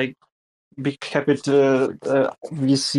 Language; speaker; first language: English; non-native, fluent; German